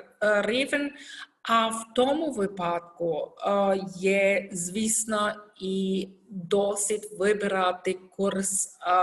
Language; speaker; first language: Ukrainian; non-native, learner; German